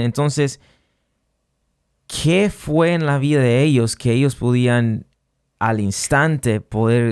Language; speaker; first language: Spanish; non-native, fluent; English